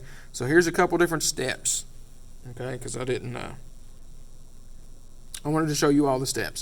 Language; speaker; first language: English; native; English